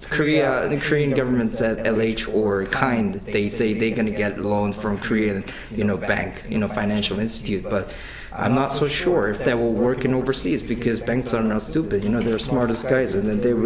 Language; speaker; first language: English; non-native, fluent; Korean